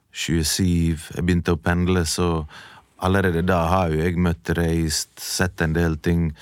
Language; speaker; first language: Norwegian; early bilingual, other home language; Bosnian